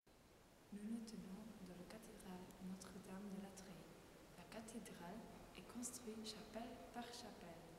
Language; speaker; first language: French; non-native, learner; Dutch